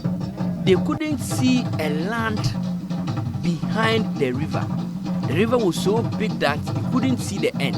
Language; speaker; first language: English; non-native, local second language; Akan